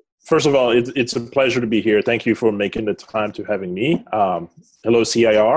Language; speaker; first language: English; non-native, fluent; Lingala